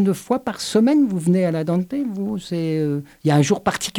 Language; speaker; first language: French; native; French